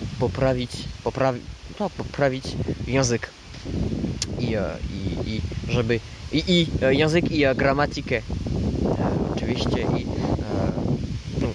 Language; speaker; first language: Polish; non-native, learner; French